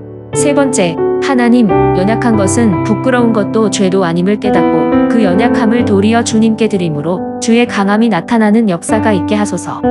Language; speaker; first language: Korean; native; Korean